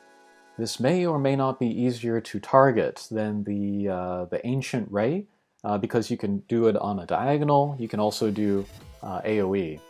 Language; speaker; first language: English; native; English